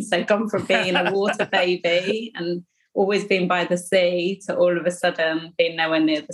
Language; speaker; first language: English; native; English